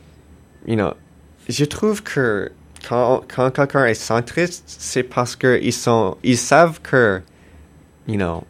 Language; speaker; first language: French; non-native, local second language; English